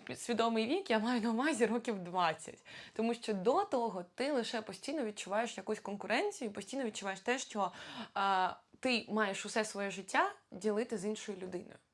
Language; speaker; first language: Ukrainian; non-native, local second language; Russian